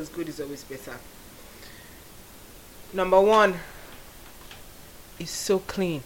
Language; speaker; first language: English; non-native, local second language; Igbo